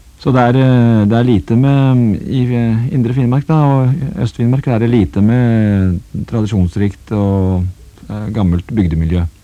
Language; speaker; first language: Norwegian; native; Norwegian